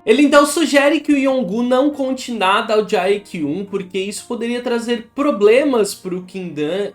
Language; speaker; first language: Portuguese; native; Portuguese